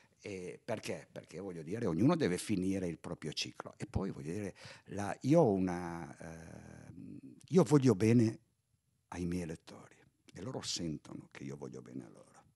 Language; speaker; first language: Italian; native; Italian